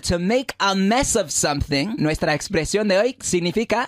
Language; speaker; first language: Spanish; non-native, fluent; English